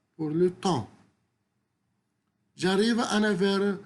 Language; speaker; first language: French; non-native, fluent; Arabic